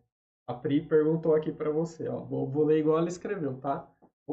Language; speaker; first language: Portuguese; native; Portuguese